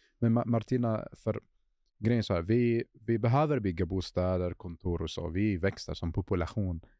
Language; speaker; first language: Swedish; non-native, fluent; Arabic